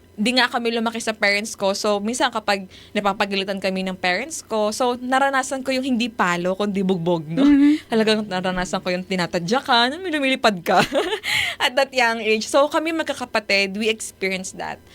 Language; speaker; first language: Filipino; native; Filipino